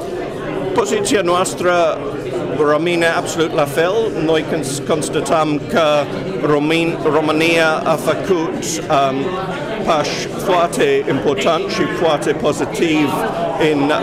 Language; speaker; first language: Romanian; non-native, fluent; English